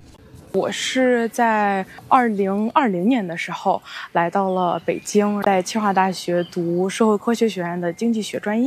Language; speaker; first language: Chinese; non-native, fluent; Russian